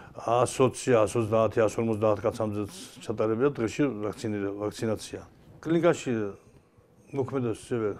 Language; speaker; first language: Georgian; native; Georgian